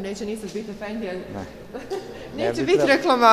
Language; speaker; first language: Croatian; native; Croatian